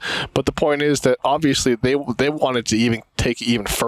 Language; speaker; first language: English; native; English